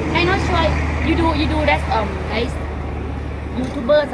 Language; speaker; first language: English; non-native, learner; Thai